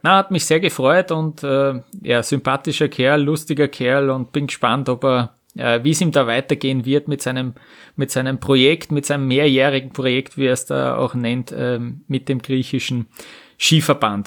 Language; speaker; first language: German; native; German